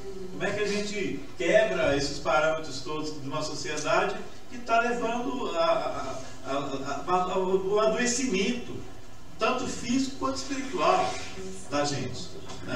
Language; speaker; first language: Portuguese; native; Portuguese